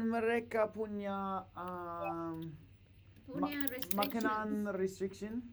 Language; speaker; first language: Indonesian; non-native, learner; English